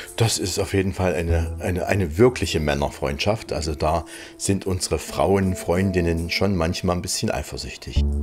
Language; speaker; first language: German; native; German